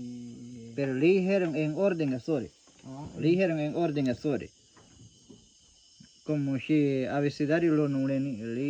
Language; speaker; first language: Spanish; non-native, local second language; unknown